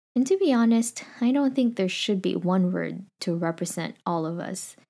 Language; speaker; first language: English; non-native, local second language; Filipino